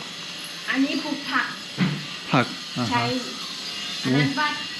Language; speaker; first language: Thai; native; Thai